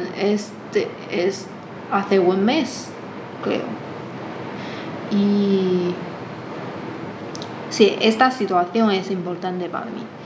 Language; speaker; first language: Spanish; non-native, fluent; Chinese